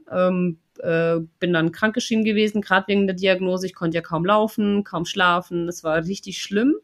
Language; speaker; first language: German; non-native, fluent; Russian